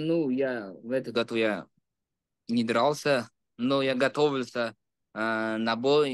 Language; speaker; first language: Russian; non-native, local second language; Uzbek